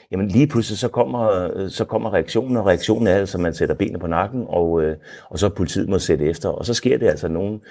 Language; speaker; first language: Danish; non-native, fluent; Dutch